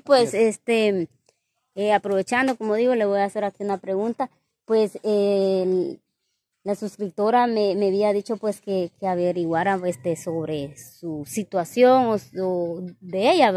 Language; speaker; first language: Spanish; native; Spanish